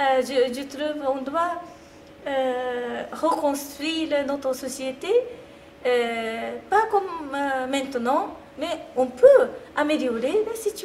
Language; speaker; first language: French; non-native, fluent; Japanese